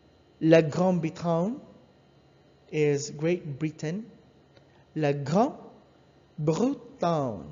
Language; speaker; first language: French; non-native, learner; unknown